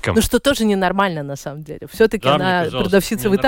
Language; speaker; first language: Russian; native; Russian